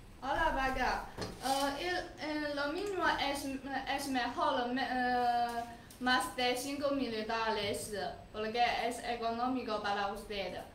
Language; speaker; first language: Spanish; non-native, learner; Chinese